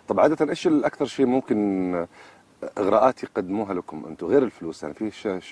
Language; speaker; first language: Arabic; native; Arabic